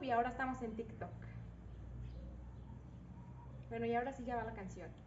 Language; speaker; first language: Spanish; native; Spanish